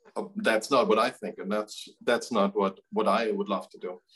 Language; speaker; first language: English; non-native, fluent; German